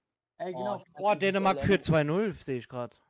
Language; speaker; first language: German; native; German